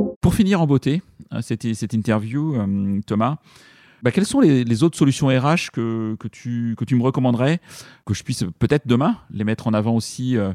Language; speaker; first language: French; native; French